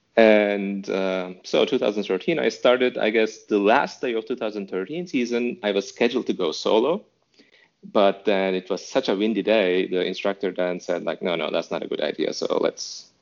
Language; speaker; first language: English; non-native, fluent; Turkish